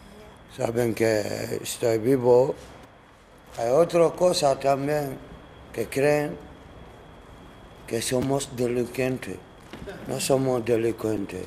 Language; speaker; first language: Spanish; non-native, learner; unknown